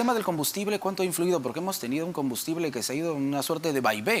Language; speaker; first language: Spanish; native; Spanish